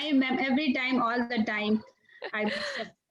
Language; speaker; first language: English; non-native, learner; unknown